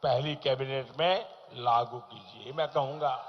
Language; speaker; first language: Hindi; non-native, local second language; Gujarati